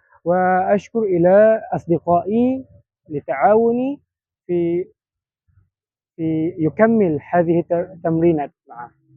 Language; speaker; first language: Arabic; non-native, learner; Malay